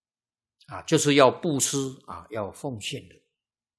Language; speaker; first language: Chinese; native; Chinese